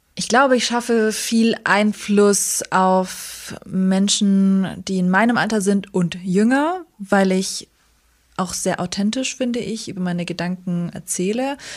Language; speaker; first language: German; early bilingual, other home language; Kurdish